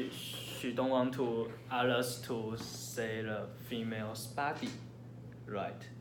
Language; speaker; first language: English; non-native, learner; Chinese